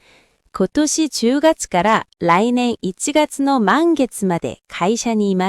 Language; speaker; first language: Japanese; non-native, fluent; Korean